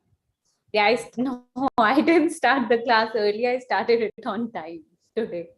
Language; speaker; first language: English; non-native, fluent; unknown